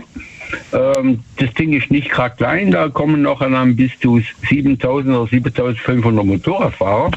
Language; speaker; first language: German; native; German